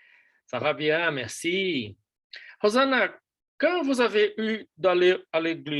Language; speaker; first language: French; non-native, learner; Portuguese